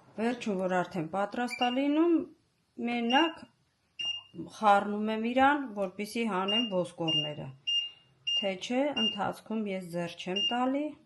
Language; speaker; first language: Armenian; native; Armenian